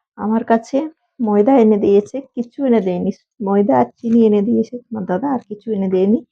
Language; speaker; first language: Bangla; non-native, local second language; Santali